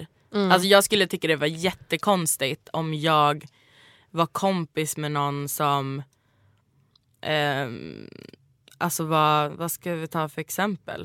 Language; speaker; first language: Swedish; native; Swedish